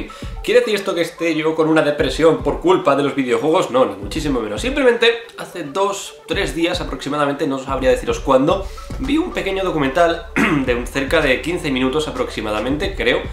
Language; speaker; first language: Spanish; native; Spanish